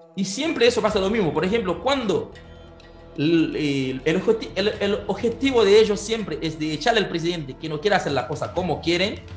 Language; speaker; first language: Spanish; non-native, fluent; Haitian Creole